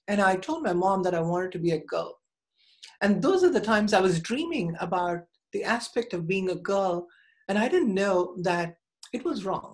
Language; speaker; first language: English; non-native, local second language; Tamil